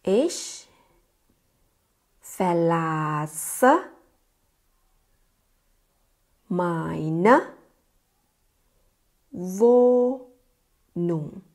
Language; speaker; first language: German; non-native, fluent; Thai